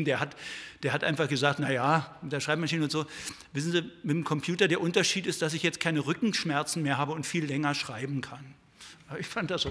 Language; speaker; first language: German; native; German